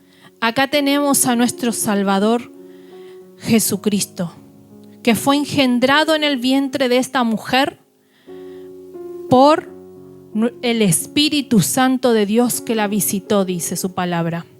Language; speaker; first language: Spanish; native; Spanish